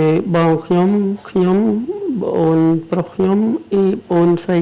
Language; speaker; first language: Khmer; early bilingual, heritage; Khmer